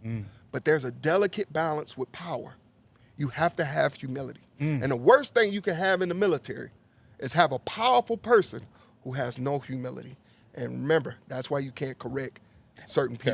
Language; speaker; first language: English; native; English